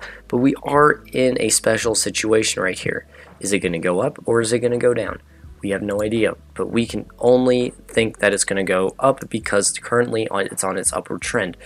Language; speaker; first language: English; native; English